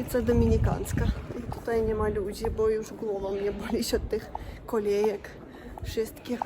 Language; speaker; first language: Polish; non-native, learner; Russian